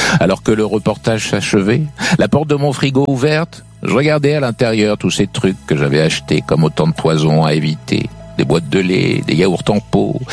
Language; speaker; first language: French; native; French